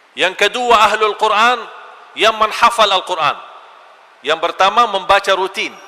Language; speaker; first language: Malay; non-native, fluent; Arabic